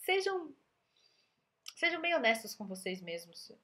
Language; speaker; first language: Portuguese; native; Portuguese